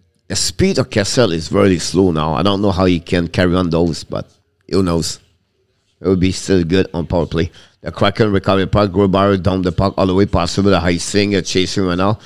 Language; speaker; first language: English; non-native, fluent; French